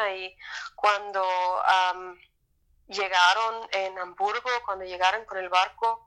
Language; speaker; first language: Spanish; non-native, fluent; German